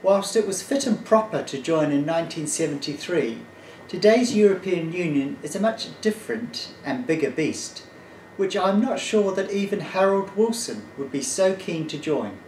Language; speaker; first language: English; native; English